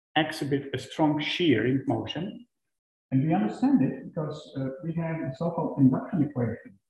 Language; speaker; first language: English; non-native, fluent; Czech